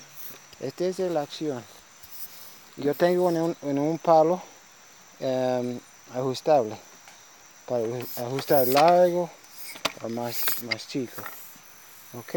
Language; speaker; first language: Spanish; non-native, learner; English